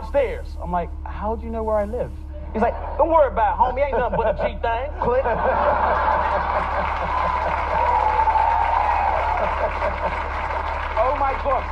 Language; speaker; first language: English; native; English